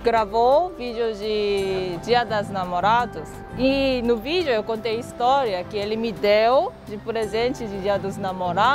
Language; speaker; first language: Portuguese; non-native, learner; Korean